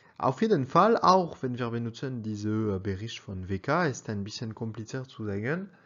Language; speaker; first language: German; non-native, learner; French